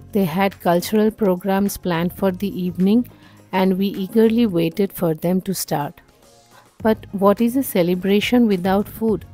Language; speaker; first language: English; non-native, local second language; Bangla